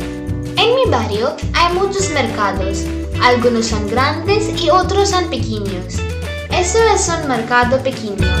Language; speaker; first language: Spanish; non-native, learner; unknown